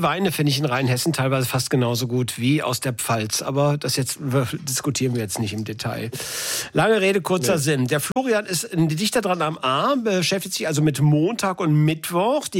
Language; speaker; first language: German; native; German